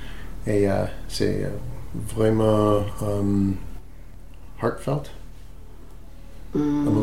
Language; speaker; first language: French; non-native, learner; English